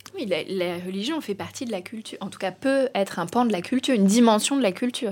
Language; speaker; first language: French; native; French